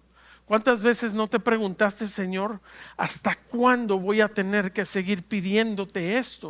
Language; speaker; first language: Spanish; native; Spanish